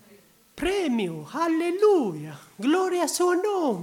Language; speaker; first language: Italian; non-native, learner; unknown